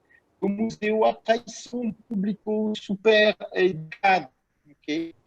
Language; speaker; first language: Portuguese; non-native, fluent; French